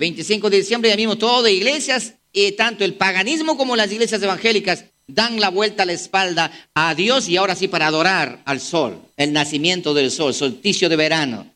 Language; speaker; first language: Spanish; native; Spanish